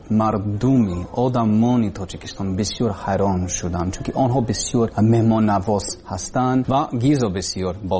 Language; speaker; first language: Persian; non-native, learner; English